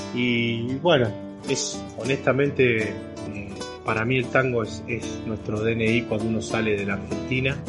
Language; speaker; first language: Spanish; native; Spanish